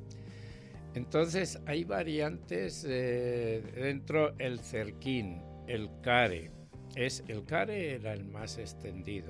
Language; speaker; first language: Spanish; native; Spanish